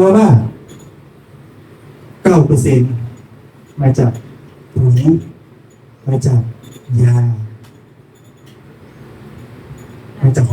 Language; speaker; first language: Indonesian; non-native, learner; Thai